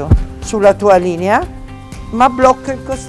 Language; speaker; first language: Italian; native; Italian